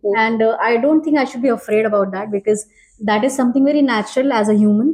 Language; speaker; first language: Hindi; non-native, local second language; Marathi